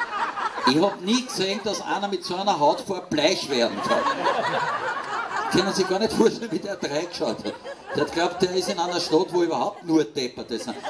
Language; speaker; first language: German; native; German